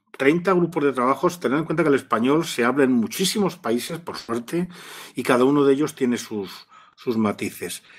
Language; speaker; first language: Spanish; native; Spanish